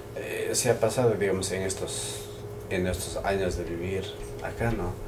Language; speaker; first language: Spanish; non-native, local second language; Quechua